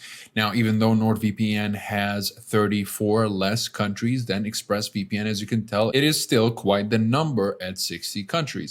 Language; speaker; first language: English; native; English